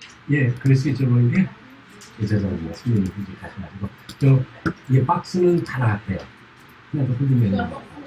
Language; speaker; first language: Korean; native; Korean